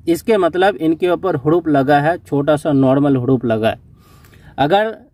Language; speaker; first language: Hindi; native; Hindi